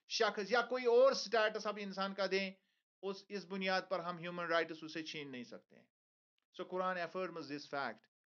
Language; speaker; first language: Hindi; non-native, local second language; Kashmiri